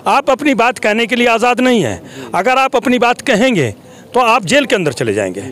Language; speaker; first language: Hindi; native; Hindi